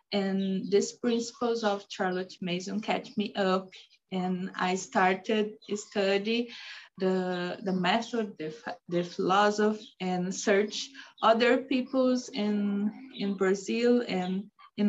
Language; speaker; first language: English; non-native, learner; Portuguese